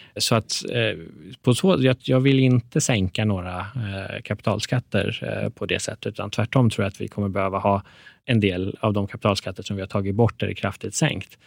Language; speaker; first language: Swedish; early bilingual, other home language; Persian